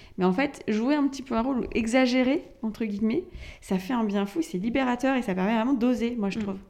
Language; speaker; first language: French; native; French